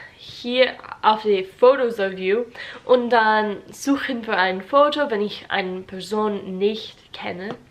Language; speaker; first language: German; non-native, learner; English